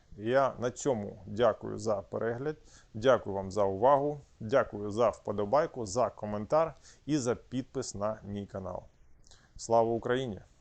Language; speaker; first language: Ukrainian; non-native, local second language; Russian